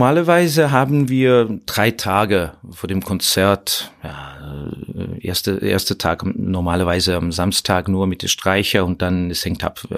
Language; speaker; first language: German; non-native, fluent; Estonian